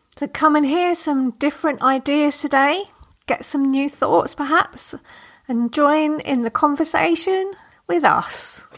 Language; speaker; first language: English; native; English